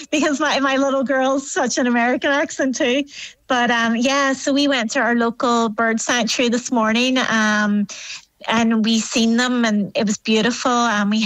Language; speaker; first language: English; native; English